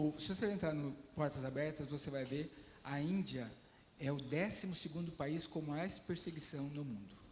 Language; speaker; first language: Portuguese; native; Portuguese